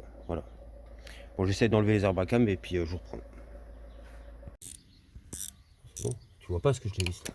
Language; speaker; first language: French; native; French